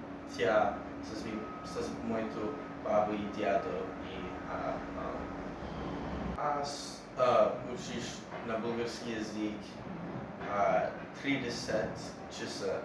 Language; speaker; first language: Bulgarian; early bilingual, heritage; English